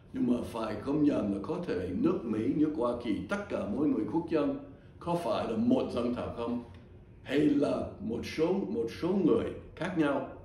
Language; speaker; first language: Vietnamese; non-native, fluent; English